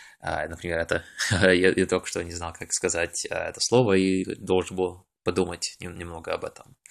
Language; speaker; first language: Russian; early bilingual, heritage; Russian